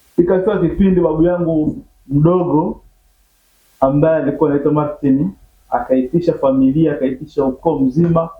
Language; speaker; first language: Swahili; native; Swahili